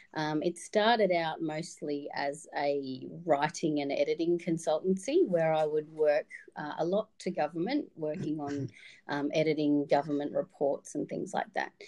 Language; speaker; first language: English; native; English